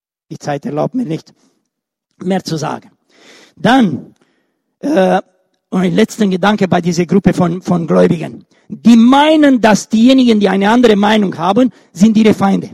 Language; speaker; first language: German; non-native, fluent; Romanian